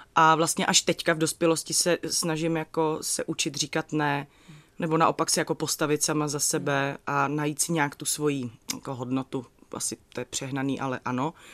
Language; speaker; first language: Czech; native; Czech